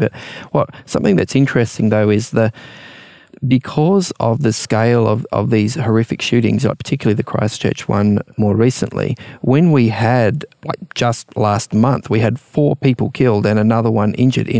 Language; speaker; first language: English; native; English